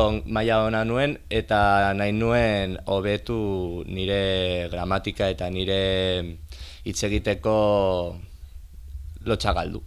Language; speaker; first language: Basque; non-native, local second language; Spanish